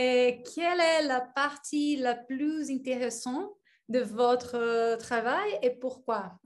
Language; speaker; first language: French; non-native, learner; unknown